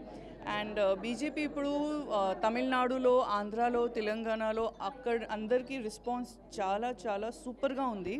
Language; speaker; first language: Telugu; non-native, learner; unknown